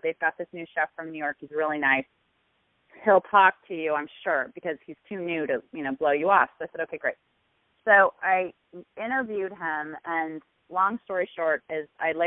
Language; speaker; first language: English; native; English